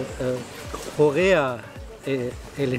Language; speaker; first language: Greek; non-native, learner; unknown